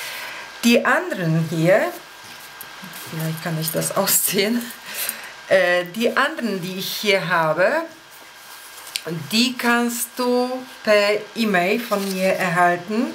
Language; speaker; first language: German; non-native, fluent; Polish